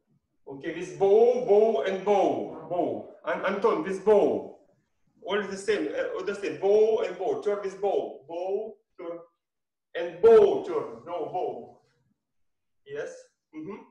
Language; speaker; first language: English; non-native, learner; Russian